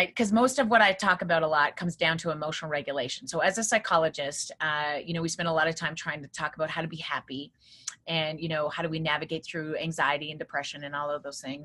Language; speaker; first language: English; native; English